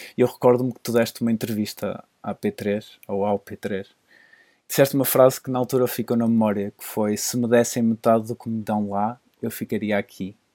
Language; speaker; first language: Portuguese; native; Portuguese